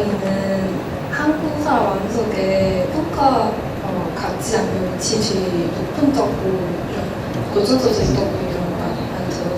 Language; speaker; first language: Korean; non-native, learner; Chinese